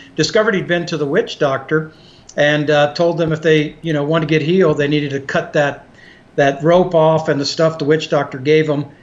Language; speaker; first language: English; native; English